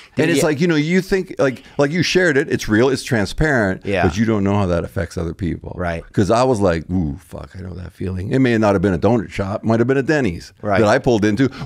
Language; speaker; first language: English; native; English